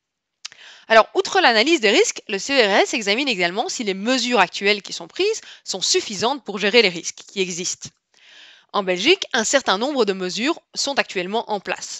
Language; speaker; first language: French; native; French